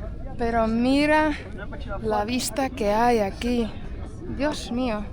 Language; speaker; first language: Spanish; non-native, fluent; Portuguese